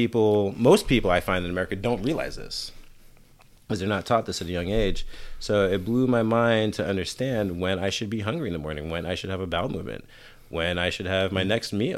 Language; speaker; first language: English; native; English